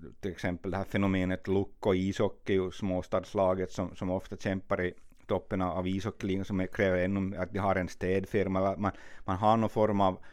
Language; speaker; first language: Swedish; native; Swedish